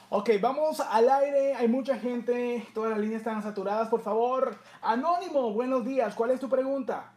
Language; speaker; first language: Spanish; native; Spanish